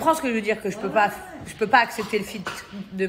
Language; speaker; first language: French; native; French